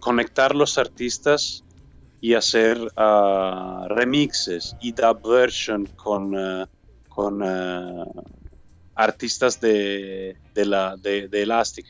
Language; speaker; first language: Spanish; non-native, learner; Italian